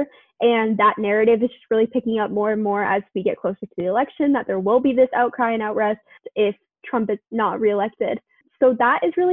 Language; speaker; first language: English; native; English